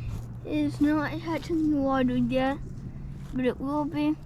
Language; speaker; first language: English; native; English